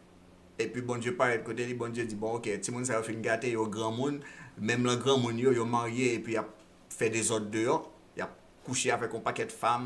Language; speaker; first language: French; non-native, local second language; Haitian Creole